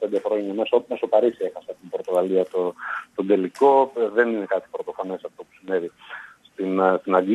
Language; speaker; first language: Greek; native; Greek